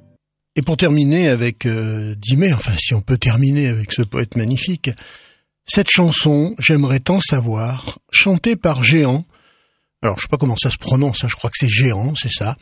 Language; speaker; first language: French; native; French